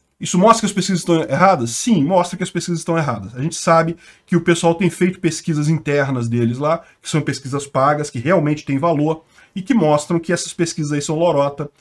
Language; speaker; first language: Portuguese; native; Portuguese